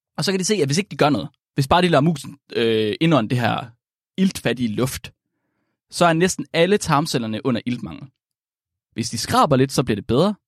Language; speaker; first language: Danish; native; Danish